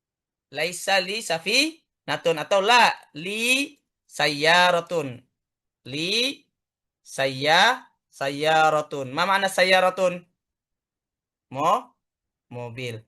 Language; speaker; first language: Arabic; non-native, learner; Indonesian